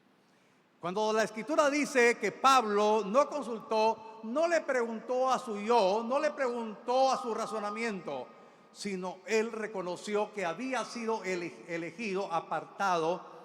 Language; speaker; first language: Spanish; native; Spanish